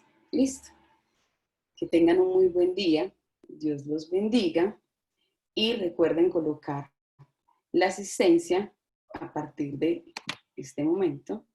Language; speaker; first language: Spanish; native; Spanish